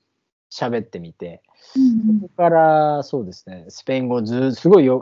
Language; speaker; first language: Japanese; native; Japanese